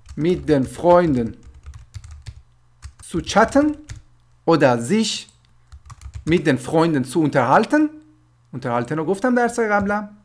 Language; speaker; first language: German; non-native, fluent; Persian